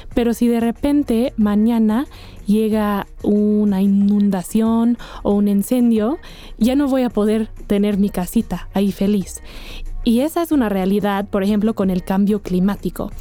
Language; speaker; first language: Spanish; non-native, fluent; English